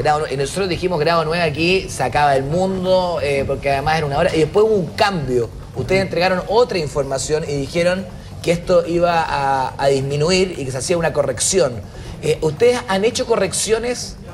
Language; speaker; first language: Spanish; native; Spanish